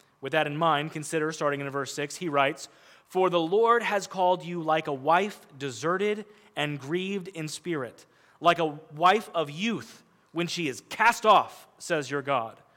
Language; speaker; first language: English; native; English